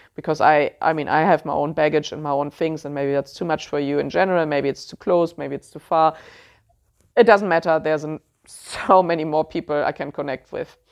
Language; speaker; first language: English; non-native, fluent; German